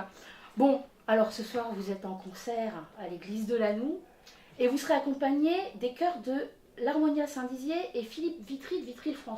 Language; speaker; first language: French; native; French